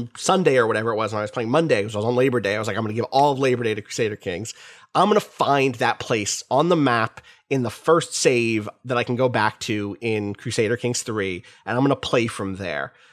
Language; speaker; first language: English; native; English